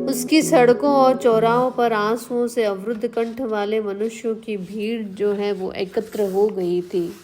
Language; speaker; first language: Hindi; native; Hindi